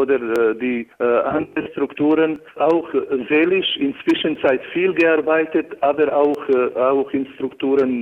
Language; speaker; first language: German; non-native, learner; Albanian